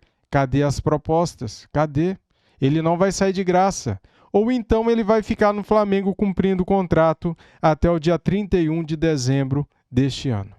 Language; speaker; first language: Portuguese; native; Portuguese